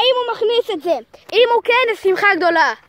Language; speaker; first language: Hebrew; native; Hebrew